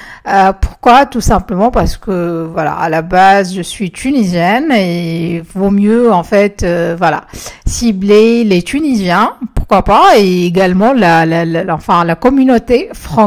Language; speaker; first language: French; non-native, local second language; Arabic